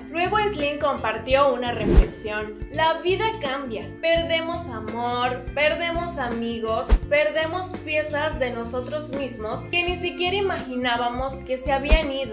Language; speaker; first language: Spanish; native; Spanish